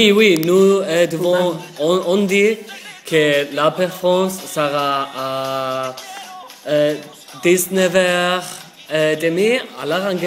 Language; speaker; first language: French; non-native, learner; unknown